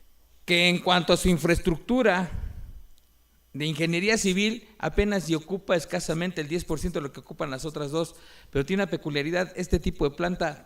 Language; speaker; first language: Spanish; native; Spanish